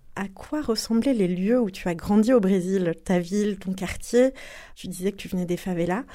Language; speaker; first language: French; native; French